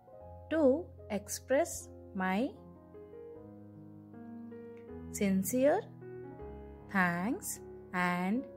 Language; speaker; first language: English; non-native, local second language; Kannada